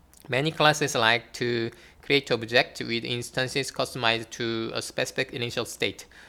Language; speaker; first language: English; non-native, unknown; Korean